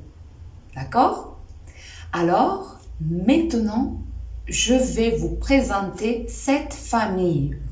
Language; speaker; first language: French; non-native, fluent; Spanish